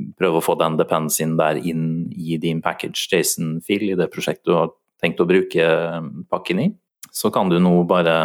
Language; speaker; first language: Norwegian; native; Norwegian